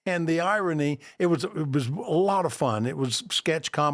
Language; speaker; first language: English; native; English